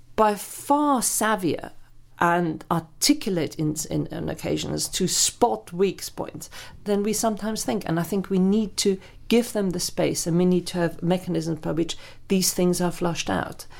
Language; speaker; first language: English; non-native, fluent; German